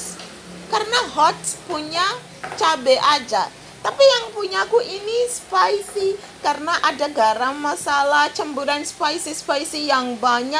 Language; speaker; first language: Indonesian; non-native, fluent; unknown